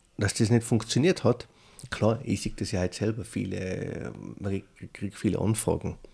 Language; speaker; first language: German; native; German